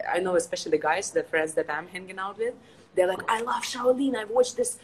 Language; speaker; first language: English; non-native, fluent; Ukrainian